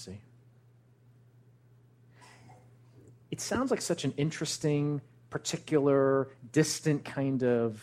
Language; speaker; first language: English; native; English